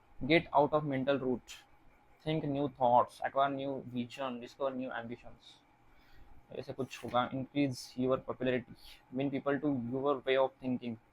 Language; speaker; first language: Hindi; non-native, local second language; Marathi